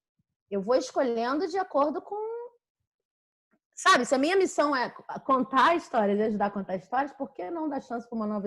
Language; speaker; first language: Portuguese; native; Portuguese